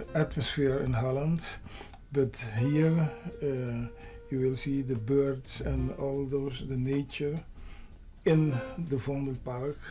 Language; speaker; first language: English; non-native, learner; Papiamento